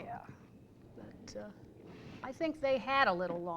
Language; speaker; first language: English; native; English